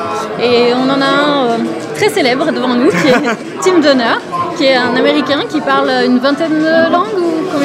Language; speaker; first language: French; native; French